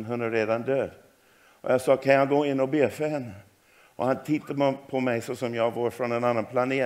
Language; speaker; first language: Swedish; non-native, fluent; English